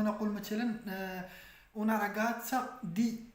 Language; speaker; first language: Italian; non-native, fluent; Arabic